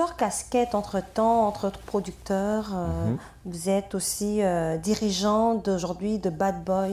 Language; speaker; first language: French; native; French